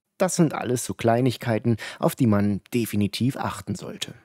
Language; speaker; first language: German; native; German